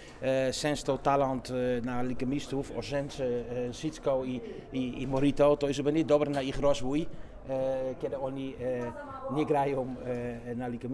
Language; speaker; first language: Polish; non-native, fluent; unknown